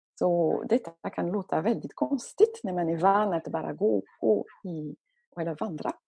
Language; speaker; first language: Swedish; non-native, fluent; French